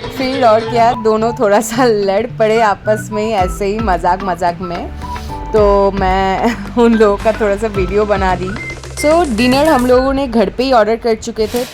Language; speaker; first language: Hindi; non-native, local second language; Bangla